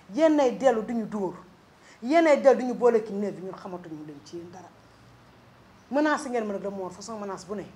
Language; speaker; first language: Wolof; non-native, local second language; Fula